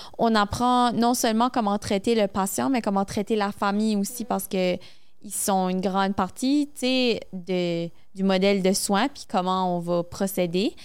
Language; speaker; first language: French; native; French